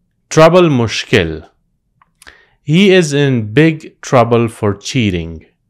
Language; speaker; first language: English; non-native, fluent; Persian